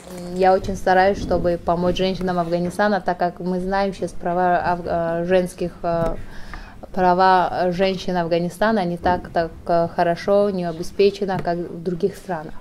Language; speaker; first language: Russian; non-native, fluent; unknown